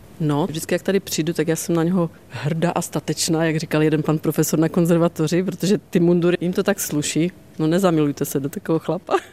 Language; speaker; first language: Czech; native; Czech